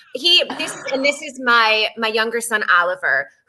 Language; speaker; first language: English; native; English